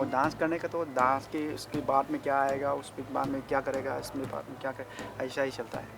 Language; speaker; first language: Hindi; non-native, local second language; Manipuri